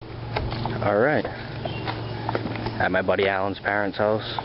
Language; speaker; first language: English; native; English